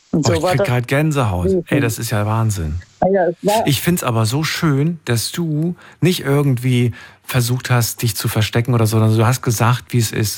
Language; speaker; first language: German; native; German